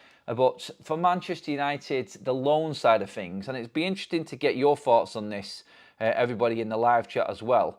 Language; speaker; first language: English; native; English